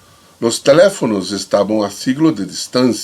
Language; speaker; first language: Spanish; non-native, fluent; Portuguese